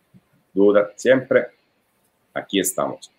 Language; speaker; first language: Spanish; non-native, fluent; Italian